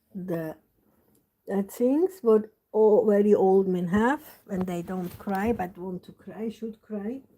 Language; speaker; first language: English; non-native, learner; German